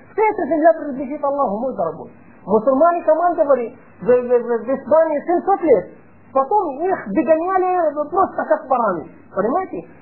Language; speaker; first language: Russian; non-native, fluent; Arabic